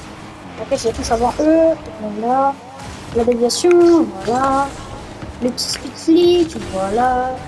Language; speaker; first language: French; native; French